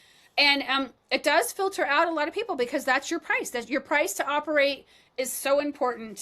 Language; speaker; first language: English; native; English